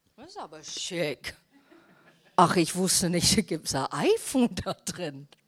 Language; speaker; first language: German; non-native, fluent; English